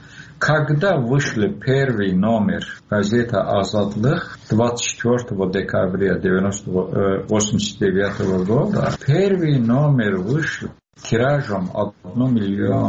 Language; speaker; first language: Russian; non-native, local second language; Azerbaijani